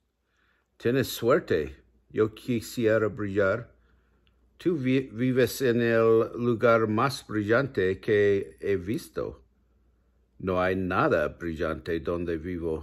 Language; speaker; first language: Spanish; non-native, learner; English